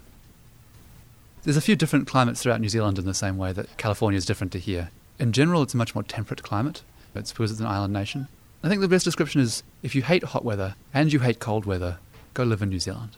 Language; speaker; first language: English; native; English